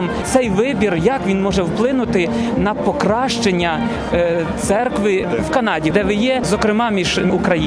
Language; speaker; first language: Ukrainian; native; Ukrainian